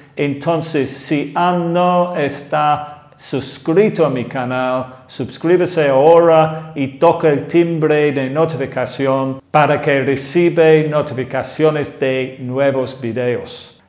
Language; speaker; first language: Spanish; non-native, fluent; English